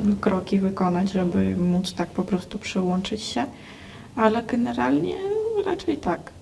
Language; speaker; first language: Polish; non-native, fluent; Russian